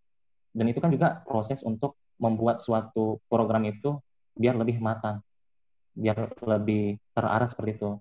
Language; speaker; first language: Indonesian; native; Indonesian